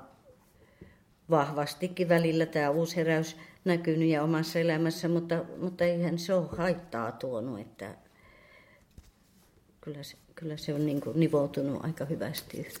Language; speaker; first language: Finnish; native; Finnish